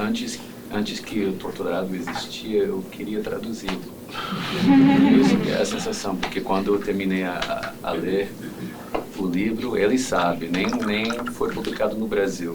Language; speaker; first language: Portuguese; non-native, fluent; English